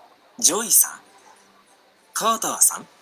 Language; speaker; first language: Japanese; non-native, learner; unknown